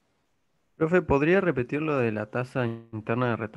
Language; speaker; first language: Spanish; native; Spanish